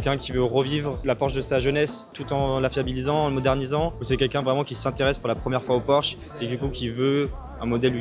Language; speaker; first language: French; native; French